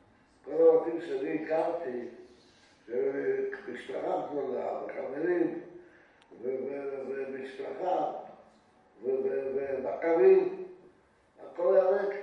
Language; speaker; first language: Hebrew; non-native, fluent; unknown